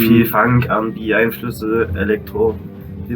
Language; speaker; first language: German; native; German